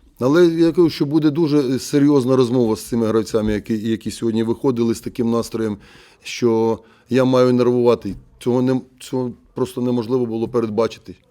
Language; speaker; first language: Ukrainian; native; Ukrainian